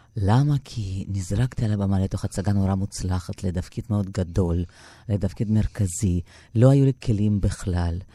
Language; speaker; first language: Hebrew; non-native, fluent; Russian